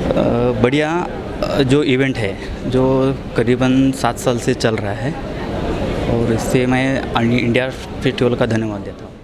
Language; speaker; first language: Hindi; non-native, local second language; Marathi